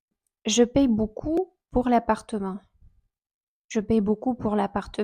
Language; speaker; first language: French; non-native, fluent; Russian